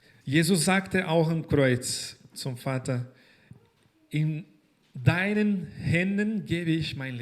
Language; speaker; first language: German; non-native, fluent; Portuguese